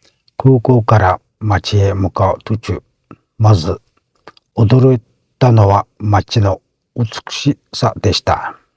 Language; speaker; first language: Japanese; non-native, fluent; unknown